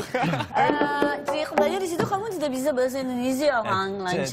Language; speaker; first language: Indonesian; native; Indonesian